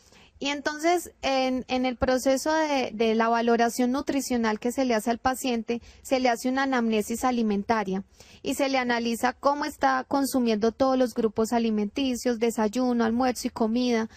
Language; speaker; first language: Spanish; native; Spanish